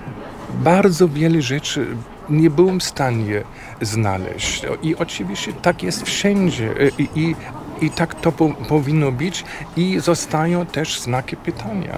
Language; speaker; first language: Polish; non-native, fluent; German